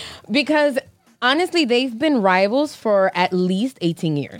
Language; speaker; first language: English; early bilingual, other home language; Spanish